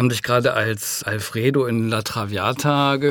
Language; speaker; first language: German; native; German